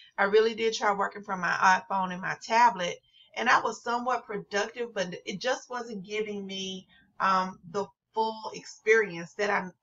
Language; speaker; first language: English; native; English